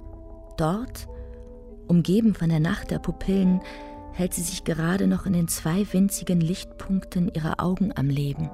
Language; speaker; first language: German; native; German